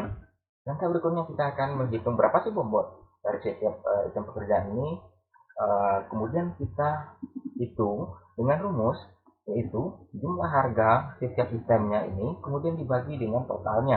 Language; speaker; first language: Indonesian; native; Indonesian